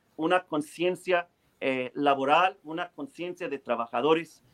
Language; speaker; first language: Spanish; early bilingual, heritage; Spanish